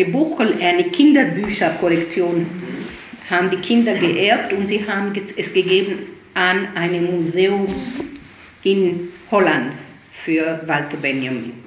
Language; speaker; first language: German; early bilingual, heritage; German